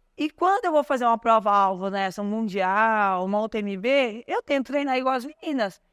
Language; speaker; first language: Portuguese; native; Portuguese